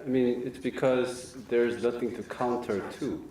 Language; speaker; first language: English; non-native, learner; Korean